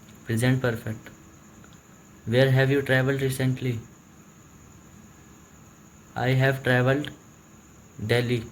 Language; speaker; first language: English; non-native, learner; Hindi